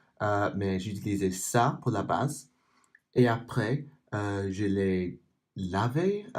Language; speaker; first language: French; non-native, learner; English